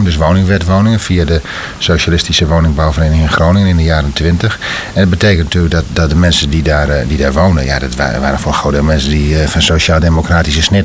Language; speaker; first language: Dutch; native; Dutch